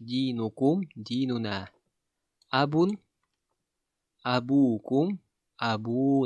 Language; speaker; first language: Arabic; non-native, fluent; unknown